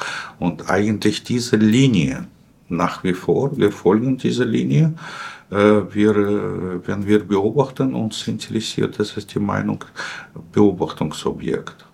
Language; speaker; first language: German; non-native, fluent; Russian